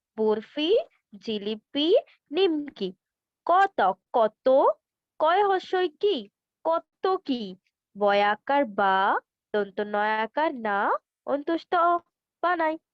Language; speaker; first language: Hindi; non-native, local second language; Bangla